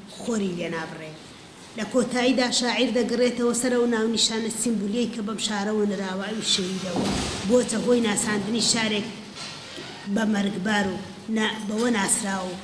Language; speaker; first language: Central Kurdish; native; Central Kurdish